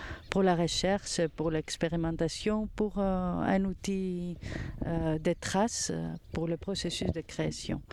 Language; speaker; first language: French; non-native, fluent; Greek